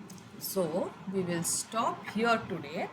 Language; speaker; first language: English; non-native, local second language; Tamil